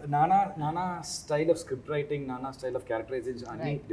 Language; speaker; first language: Telugu; non-native, learner; Tamil